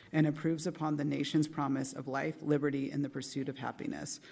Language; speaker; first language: English; native; English